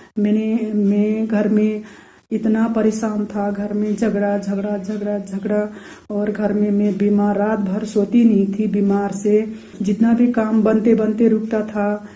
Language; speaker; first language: Hindi; non-native, local second language; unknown